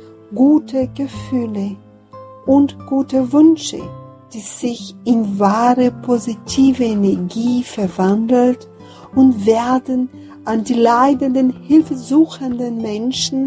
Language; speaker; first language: German; non-native, fluent; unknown